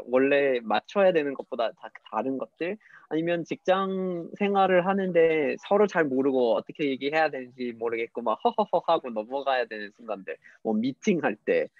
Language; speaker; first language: Korean; non-native, fluent; English